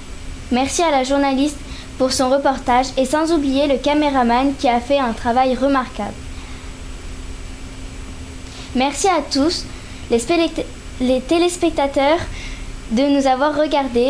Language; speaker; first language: French; native; French